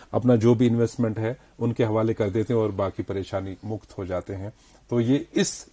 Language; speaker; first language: Hindi; non-native, local second language; Kashmiri